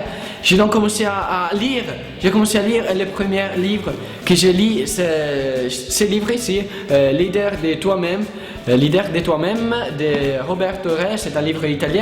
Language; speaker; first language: French; non-native, learner; Italian